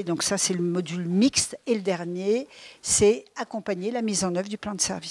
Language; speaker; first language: French; native; French